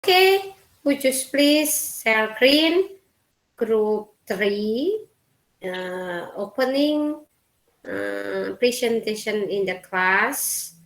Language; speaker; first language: English; non-native, learner; Indonesian